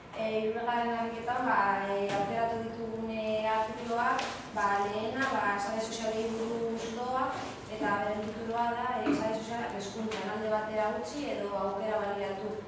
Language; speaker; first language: Basque; non-native, local second language; Spanish